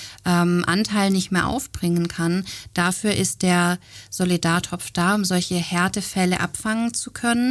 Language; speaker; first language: German; native; German